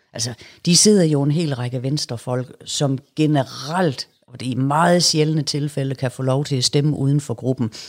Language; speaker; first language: Danish; native; Danish